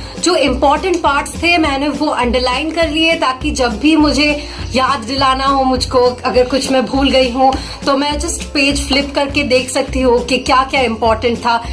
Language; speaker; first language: Hindi; non-native, local second language; Bangla